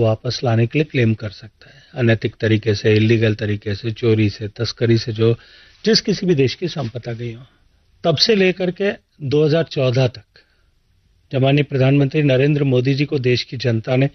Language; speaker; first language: Hindi; native; Hindi